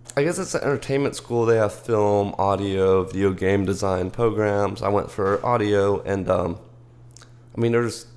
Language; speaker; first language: English; early bilingual, heritage; English